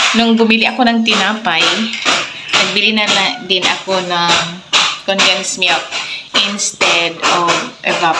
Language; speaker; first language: Filipino; non-native, local second language; Cebuano